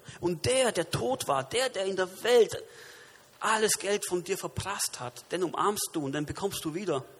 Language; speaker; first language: German; early bilingual, other home language; Romanian